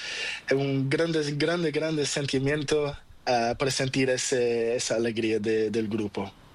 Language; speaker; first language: Spanish; non-native, learner; Portuguese